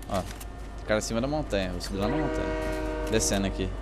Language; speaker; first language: Portuguese; native; Portuguese